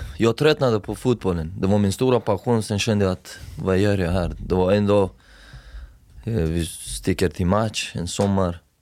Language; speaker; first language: Swedish; non-native, fluent; Persian